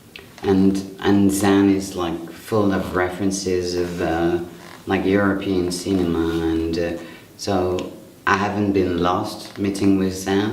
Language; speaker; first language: English; non-native, fluent; French